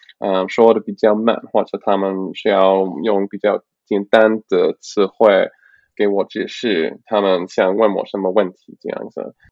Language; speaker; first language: Chinese; non-native, learner; English